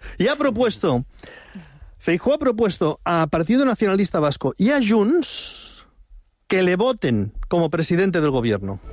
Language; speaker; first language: Spanish; native; Spanish